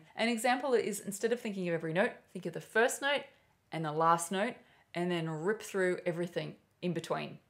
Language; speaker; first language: English; native; English